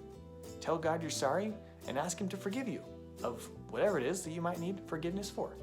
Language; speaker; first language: English; native; English